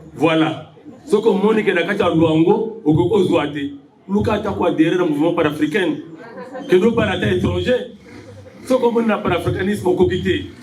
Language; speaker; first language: Lingala; native; Lingala